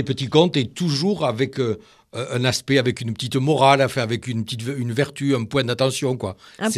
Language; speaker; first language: French; native; French